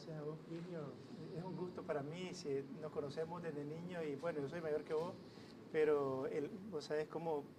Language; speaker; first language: Spanish; native; Spanish